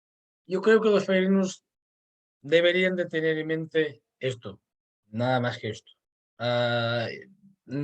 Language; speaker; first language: Spanish; non-native, fluent; Portuguese